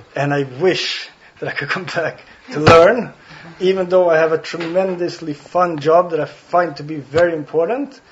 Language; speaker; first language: English; non-native, fluent; Swedish